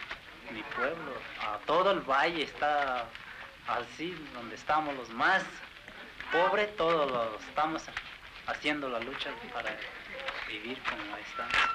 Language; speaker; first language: Spanish; non-native, local second language; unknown